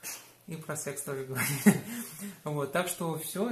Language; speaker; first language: Russian; native; Russian